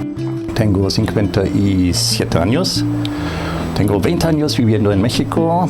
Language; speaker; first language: Spanish; non-native, fluent; German